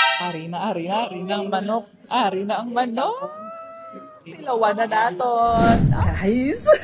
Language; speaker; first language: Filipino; non-native, local second language; Hiligaynon